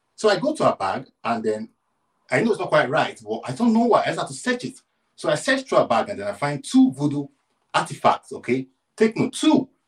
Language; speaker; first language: English; non-native, local second language; Yoruba